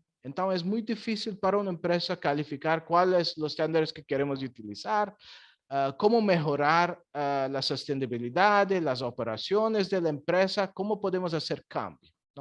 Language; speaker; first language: Spanish; non-native, fluent; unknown